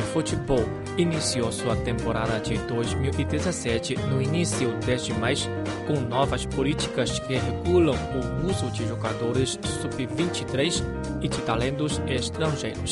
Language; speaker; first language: Portuguese; non-native, fluent; Chinese